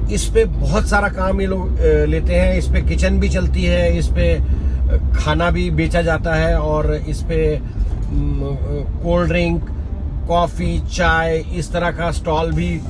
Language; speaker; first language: Hindi; native; Hindi